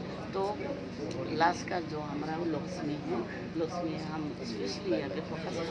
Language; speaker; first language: Hindi; non-native, local second language; Bodo